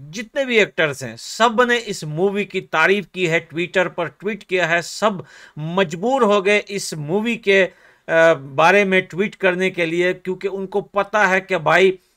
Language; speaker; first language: Hindi; native; Hindi